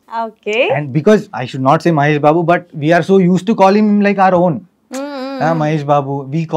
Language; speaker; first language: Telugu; non-native, fluent; Malayalam